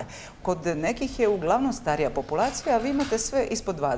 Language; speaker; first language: Croatian; native; Croatian